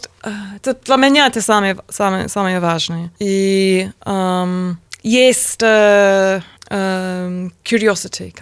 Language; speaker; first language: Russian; non-native, learner; English